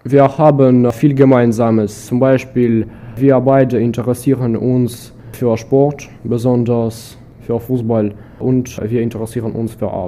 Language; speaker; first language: German; non-native, learner; Russian